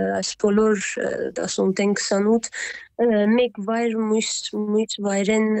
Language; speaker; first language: Armenian; early bilingual, heritage; Armenian